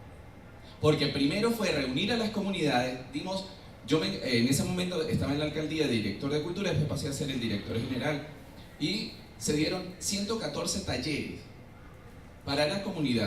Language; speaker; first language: Spanish; native; Spanish